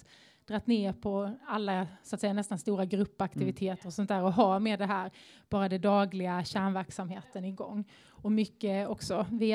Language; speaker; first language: Swedish; native; Swedish